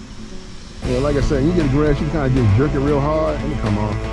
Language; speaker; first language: English; native; English